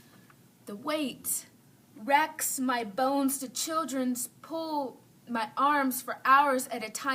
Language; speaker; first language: English; native; English